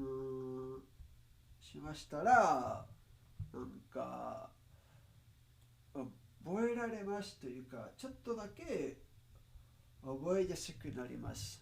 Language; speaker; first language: Japanese; non-native, learner; Spanish